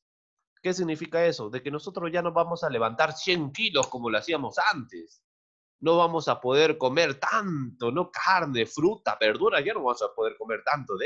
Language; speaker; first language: Spanish; native; Spanish